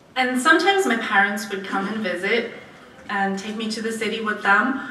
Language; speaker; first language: English; early bilingual, other home language; Romanian